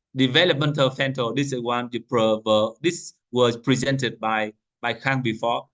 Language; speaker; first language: English; non-native, fluent; Vietnamese